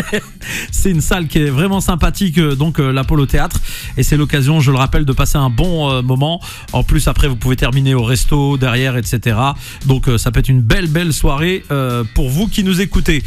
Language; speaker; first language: French; native; French